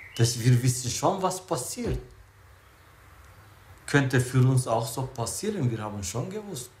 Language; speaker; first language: German; non-native, learner; Kurdish